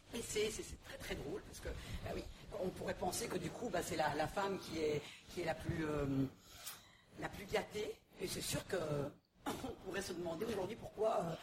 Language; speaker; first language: French; native; French